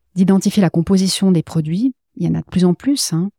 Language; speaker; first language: French; native; French